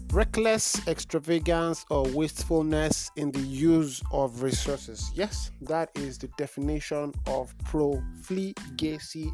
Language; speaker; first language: English; non-native, local second language; Yoruba